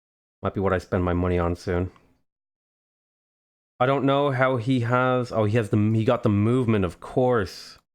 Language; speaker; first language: English; native; English